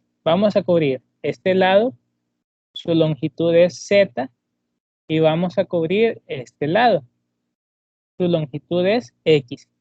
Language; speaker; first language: Spanish; native; Spanish